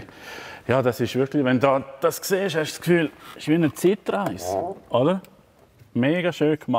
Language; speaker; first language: German; native; German